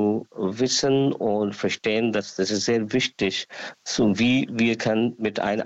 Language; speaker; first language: German; non-native, learner; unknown